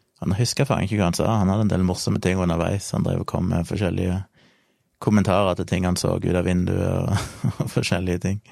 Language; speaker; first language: Norwegian; native; Norwegian